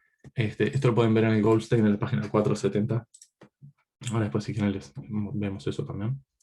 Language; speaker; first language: Spanish; native; Spanish